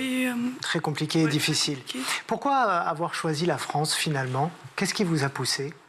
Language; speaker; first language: French; native; French